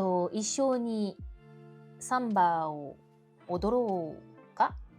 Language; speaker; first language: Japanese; non-native, learner; French